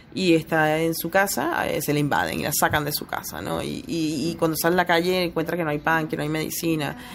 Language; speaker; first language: Spanish; native; Spanish